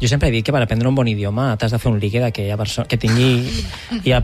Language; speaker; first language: Catalan; native; Catalan